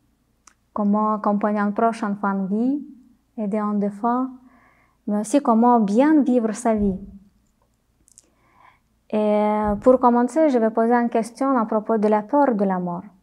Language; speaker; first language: French; non-native, fluent; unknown